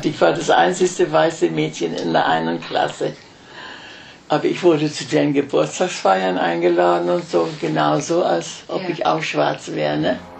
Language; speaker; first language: German; early bilingual, heritage; German